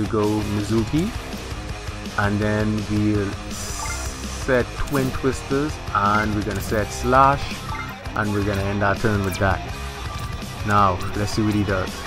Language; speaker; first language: English; native; English